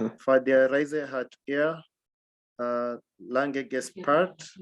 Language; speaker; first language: German; non-native, learner; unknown